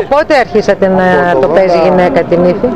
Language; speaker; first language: Greek; native; Greek